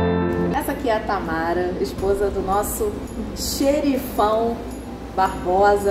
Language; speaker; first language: Portuguese; native; Portuguese